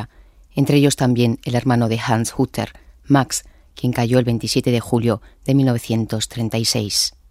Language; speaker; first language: Spanish; native; Spanish